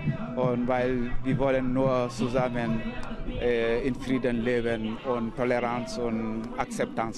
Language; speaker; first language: German; non-native, learner; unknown